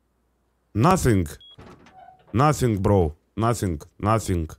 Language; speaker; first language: English; non-native, learner; Russian